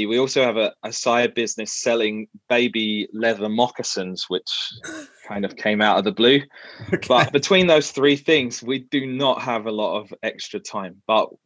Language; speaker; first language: English; native; English